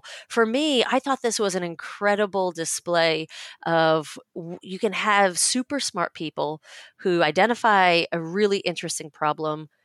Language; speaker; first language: English; native; English